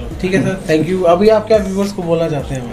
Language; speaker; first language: Hindi; native; Hindi